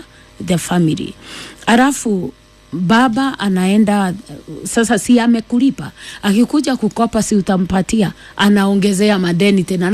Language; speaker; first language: Swahili; non-native, local second language; Kikuyu